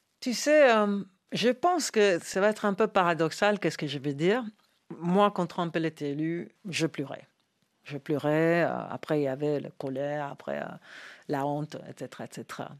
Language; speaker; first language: French; non-native, fluent; English